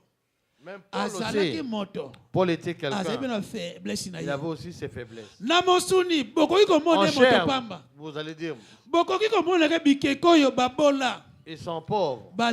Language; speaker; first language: French; non-native, local second language; Lingala